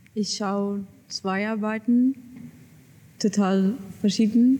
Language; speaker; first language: German; non-native, learner; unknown